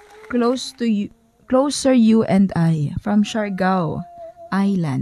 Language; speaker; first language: English; non-native, local second language; Filipino